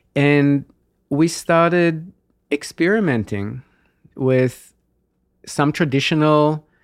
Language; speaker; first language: English; non-native, fluent; Hebrew